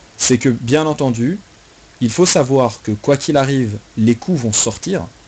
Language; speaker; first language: French; native; French